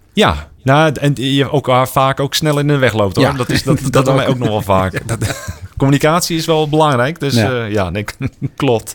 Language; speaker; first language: Dutch; native; Dutch